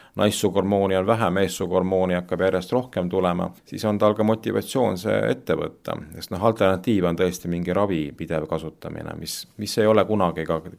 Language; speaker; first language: Estonian; native; Estonian